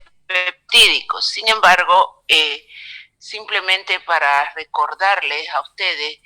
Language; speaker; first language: Spanish; native; Spanish